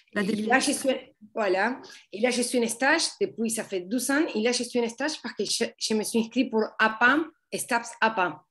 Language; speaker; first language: French; non-native, fluent; Spanish